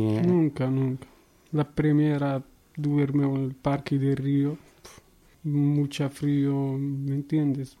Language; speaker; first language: Spanish; non-native, learner; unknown